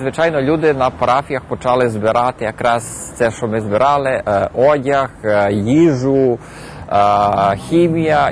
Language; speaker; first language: Ukrainian; early bilingual, heritage; Ukrainian